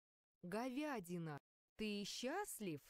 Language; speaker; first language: Russian; non-native, learner; English